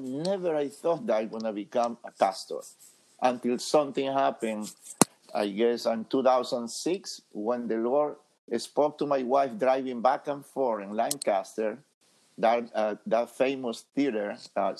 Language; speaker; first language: English; non-native, fluent; Spanish